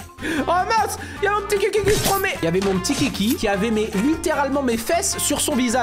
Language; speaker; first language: French; native; French